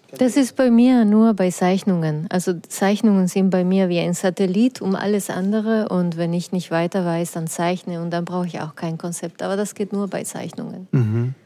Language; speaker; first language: German; non-native, fluent; Spanish